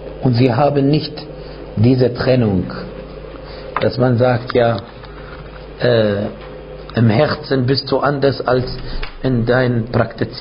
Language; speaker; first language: German; non-native, fluent; Arabic